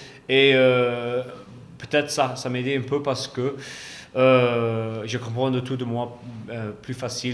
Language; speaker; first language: French; non-native, fluent; English